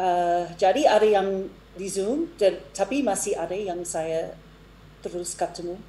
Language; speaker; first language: Indonesian; non-native, fluent; English